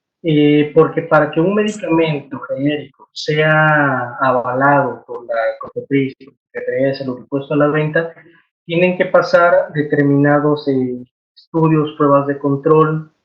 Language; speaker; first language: Spanish; native; Spanish